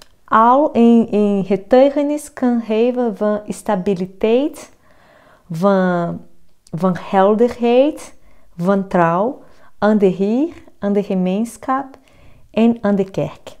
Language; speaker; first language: Dutch; non-native, fluent; Portuguese